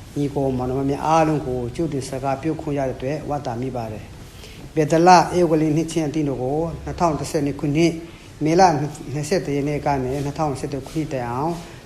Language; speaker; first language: Burmese; non-native, local second language; Hakha Chin